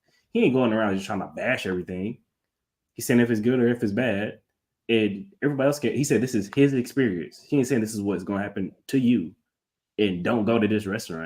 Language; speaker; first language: English; native; English